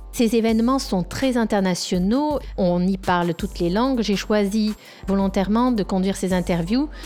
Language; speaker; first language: French; native; French